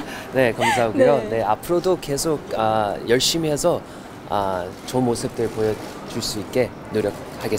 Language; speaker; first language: Korean; non-native, fluent; English